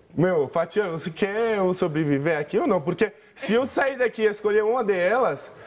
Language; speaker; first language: Portuguese; non-native, fluent; Persian